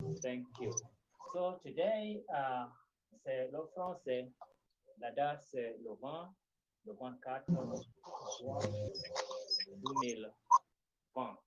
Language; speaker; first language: French; non-native, fluent; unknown